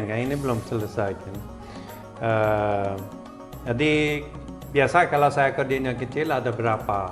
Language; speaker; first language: Indonesian; non-native, fluent; Swedish